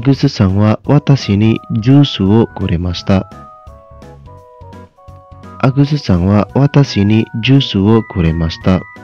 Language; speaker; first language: Japanese; non-native, fluent; Indonesian